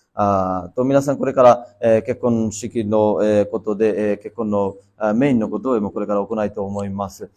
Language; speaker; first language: Japanese; non-native, fluent; Bangla